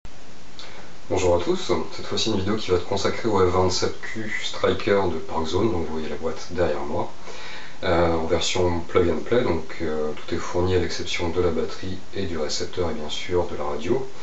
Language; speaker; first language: French; native; French